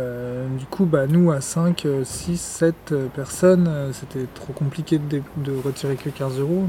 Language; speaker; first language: French; native; French